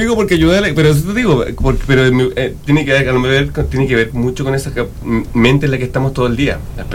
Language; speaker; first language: Spanish; native; Spanish